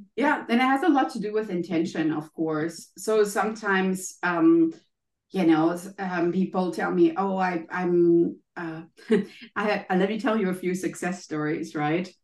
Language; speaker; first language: English; non-native, fluent; German